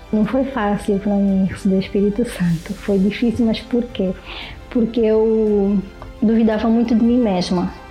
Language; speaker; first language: Portuguese; native; Portuguese